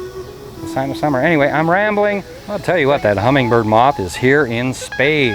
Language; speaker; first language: English; native; English